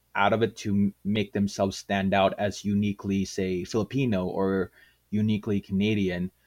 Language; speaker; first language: English; non-native, local second language; Filipino